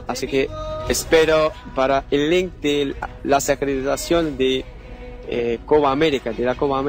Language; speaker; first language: Spanish; non-native, learner; Arabic